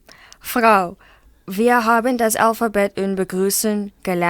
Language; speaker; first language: German; non-native, learner; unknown